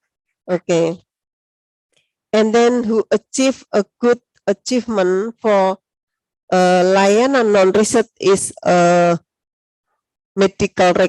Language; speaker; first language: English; non-native, learner; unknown